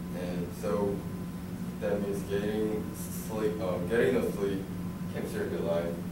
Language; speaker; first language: English; non-native, learner; Korean